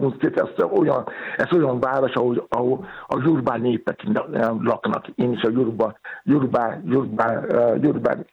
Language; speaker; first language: Hungarian; non-native, learner; Yoruba